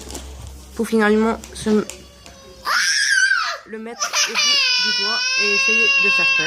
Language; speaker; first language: French; native; French